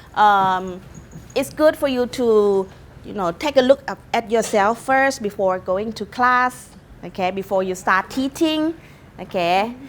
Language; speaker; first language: English; non-native, fluent; Thai